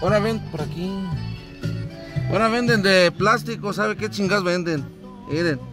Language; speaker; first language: Spanish; native; Spanish